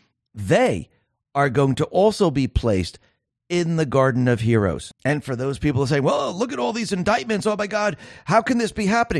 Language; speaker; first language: English; native; English